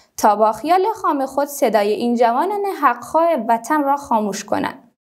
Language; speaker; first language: Persian; non-native, local second language; Kurdish